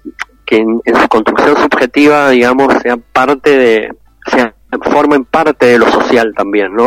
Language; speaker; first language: Spanish; native; Spanish